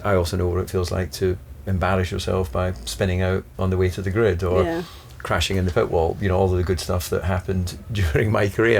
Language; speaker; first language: English; native; English